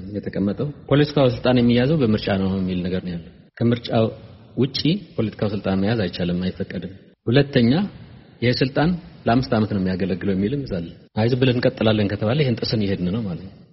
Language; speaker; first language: Amharic; non-native, local second language; Tigrinya